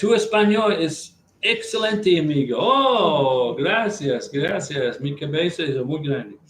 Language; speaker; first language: Spanish; non-native, learner; English